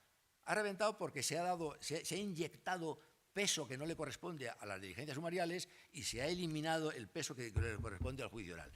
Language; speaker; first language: Spanish; native; Spanish